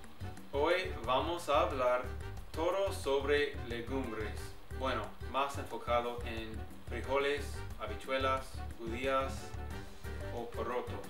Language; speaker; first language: Spanish; early bilingual, heritage; English